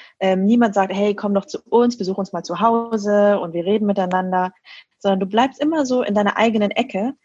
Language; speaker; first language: German; early bilingual, other home language; Vietnamese